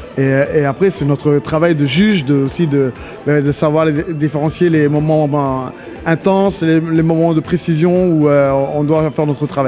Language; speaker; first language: French; native; French